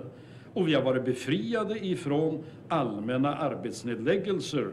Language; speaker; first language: Swedish; native; Swedish